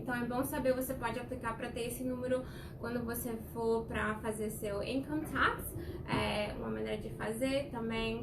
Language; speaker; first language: Portuguese; non-native, fluent; Spanish